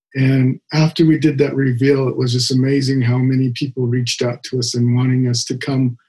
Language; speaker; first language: English; native; English